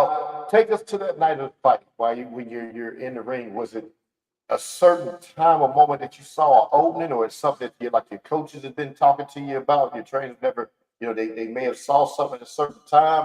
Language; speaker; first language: English; native; English